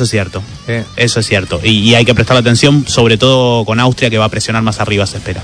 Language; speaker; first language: Spanish; native; Spanish